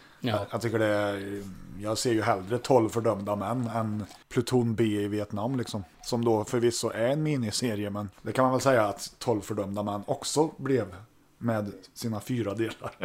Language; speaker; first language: Swedish; native; Swedish